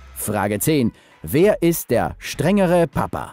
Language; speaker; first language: German; native; German